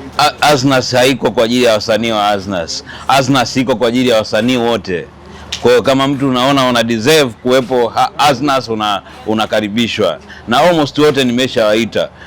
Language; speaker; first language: Swahili; native; Swahili